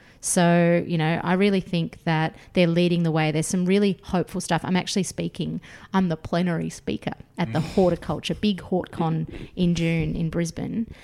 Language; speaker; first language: English; early bilingual, other home language; Russian